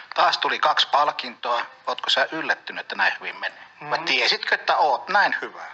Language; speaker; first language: Finnish; native; Finnish